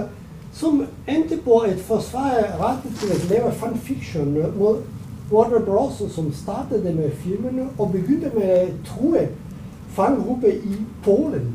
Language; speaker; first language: German; non-native, learner; Italian